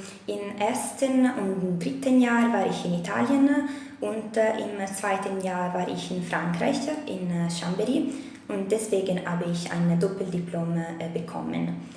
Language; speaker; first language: German; non-native, fluent; Italian